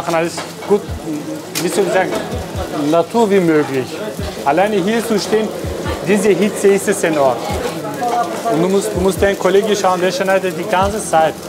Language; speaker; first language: German; non-native, fluent; Turkish